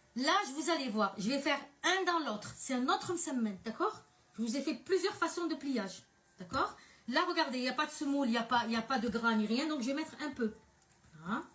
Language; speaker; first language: French; early bilingual, other home language; Arabic